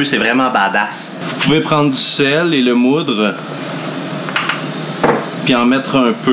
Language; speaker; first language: French; native; French